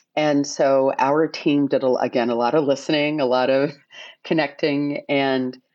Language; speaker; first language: English; native; English